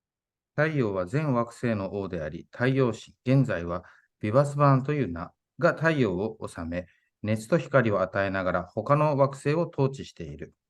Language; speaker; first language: Japanese; native; Japanese